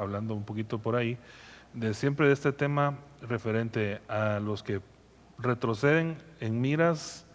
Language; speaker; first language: Spanish; native; Spanish